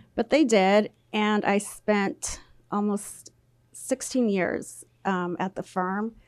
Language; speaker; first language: English; early bilingual, other home language; Spanish